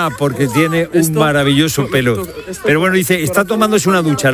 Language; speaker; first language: Spanish; native; Spanish